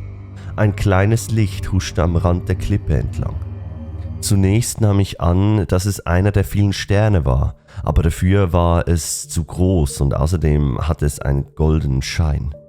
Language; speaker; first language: German; native; German